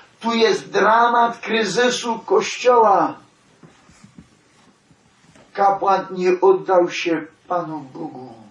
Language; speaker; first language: Polish; native; Polish